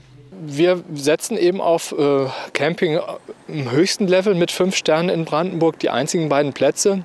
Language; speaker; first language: German; native; German